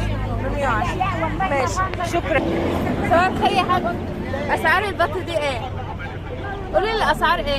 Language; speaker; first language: Arabic; native; Arabic